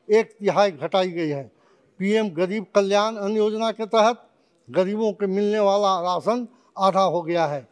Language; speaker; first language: Hindi; native; Hindi